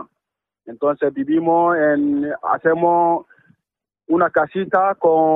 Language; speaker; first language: Spanish; non-native, learner; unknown